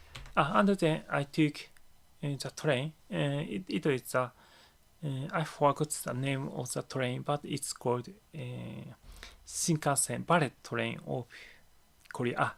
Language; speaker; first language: English; non-native, learner; Japanese